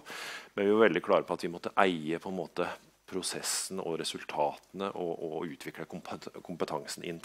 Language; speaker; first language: Norwegian; native; Norwegian